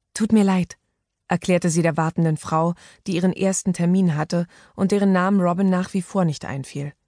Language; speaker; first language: German; native; German